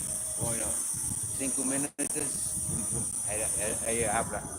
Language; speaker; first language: Spanish; non-native, learner; English